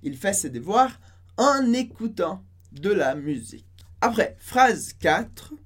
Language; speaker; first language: French; non-native, fluent; Portuguese